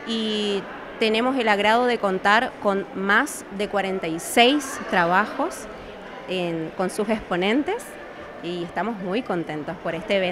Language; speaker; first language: Spanish; native; Spanish